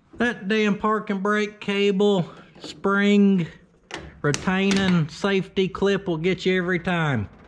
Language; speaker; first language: English; native; English